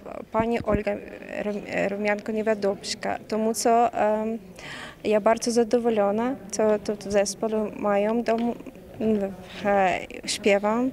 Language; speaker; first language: Polish; non-native, learner; Ukrainian